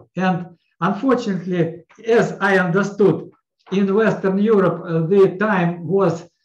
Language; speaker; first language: English; non-native, learner; Russian